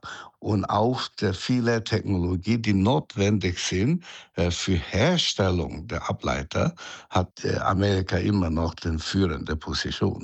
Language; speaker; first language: German; non-native, fluent; Chinese